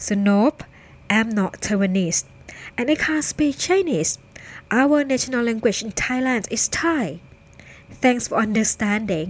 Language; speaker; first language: English; non-native, fluent; Thai